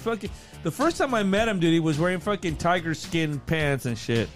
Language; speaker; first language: English; native; English